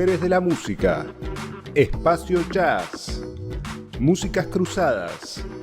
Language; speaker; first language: Spanish; native; Spanish